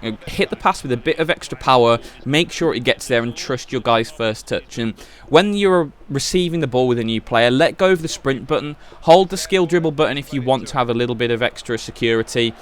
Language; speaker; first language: English; native; English